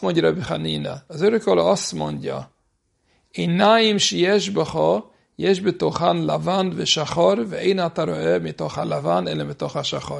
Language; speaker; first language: Hungarian; non-native, fluent; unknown